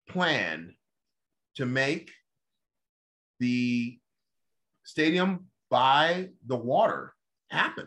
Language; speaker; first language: English; native; English